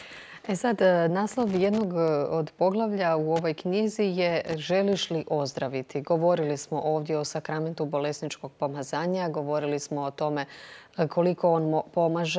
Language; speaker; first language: Croatian; native; Croatian